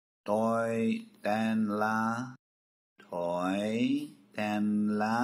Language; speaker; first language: Vietnamese; non-native, learner; Swedish